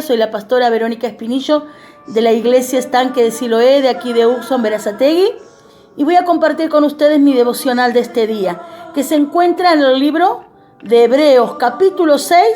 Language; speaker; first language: Spanish; native; Spanish